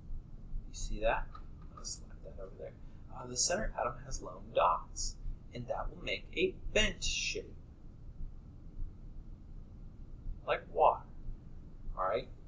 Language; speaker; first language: English; native; English